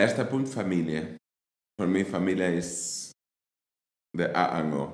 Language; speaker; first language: German; non-native, fluent; Spanish